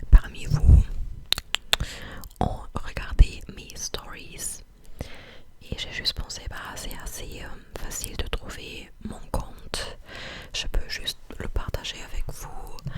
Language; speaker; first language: French; non-native, fluent; English